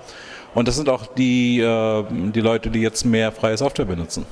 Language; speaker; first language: German; non-native, fluent; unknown